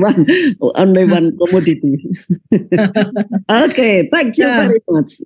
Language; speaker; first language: English; non-native, learner; Indonesian